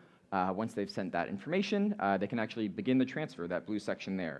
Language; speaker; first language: English; native; English